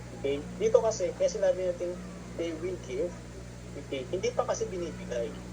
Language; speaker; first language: Filipino; non-native, local second language; Pampanga